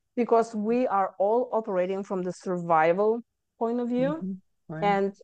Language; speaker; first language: English; non-native, fluent; Lithuanian